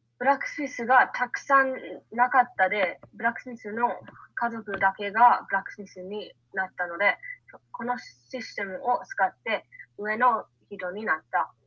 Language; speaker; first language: Japanese; non-native, learner; English